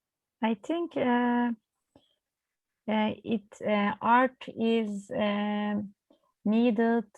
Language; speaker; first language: English; non-native, learner; Turkish